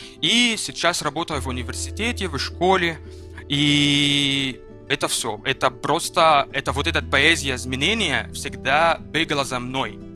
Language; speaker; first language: Russian; non-native, learner; Arabic